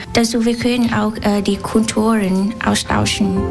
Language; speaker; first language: German; non-native, learner; Vietnamese